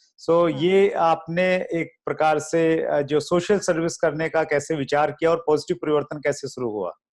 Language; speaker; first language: Hindi; native; Hindi